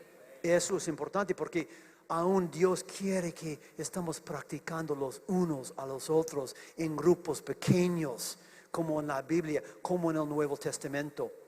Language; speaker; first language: Spanish; non-native, fluent; English